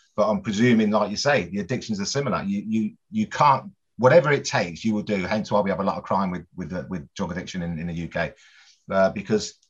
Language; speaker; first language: English; native; English